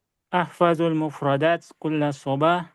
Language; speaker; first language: Arabic; non-native, learner; Indonesian